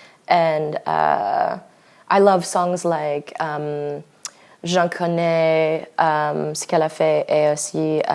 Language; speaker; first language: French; non-native, learner; English